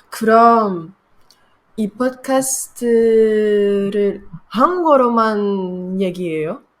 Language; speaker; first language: Korean; non-native, learner; French